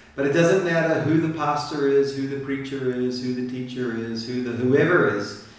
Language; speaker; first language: English; native; English